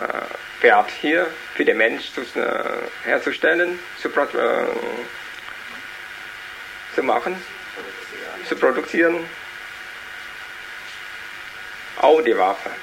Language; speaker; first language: German; non-native, learner; Vietnamese